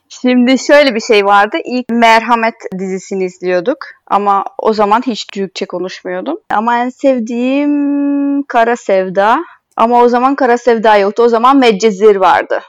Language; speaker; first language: Turkish; non-native, fluent; Hungarian